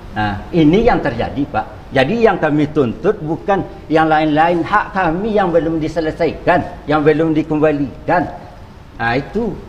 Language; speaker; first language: Indonesian; non-native, local second language; Minangkabau